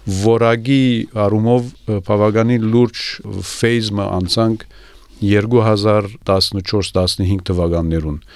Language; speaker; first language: Armenian; early bilingual, heritage; Armenian